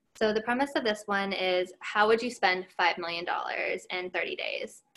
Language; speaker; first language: English; native; English